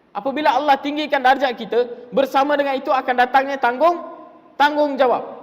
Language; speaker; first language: Malay; non-native, local second language; Tamil